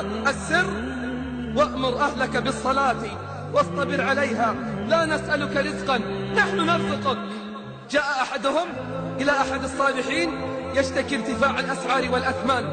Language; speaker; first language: Arabic; native; Arabic